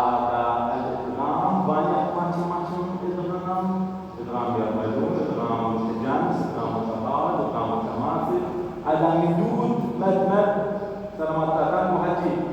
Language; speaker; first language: Indonesian; non-native, learner; Arabic